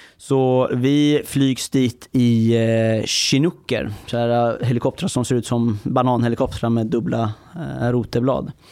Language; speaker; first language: Swedish; early bilingual, other home language; Persian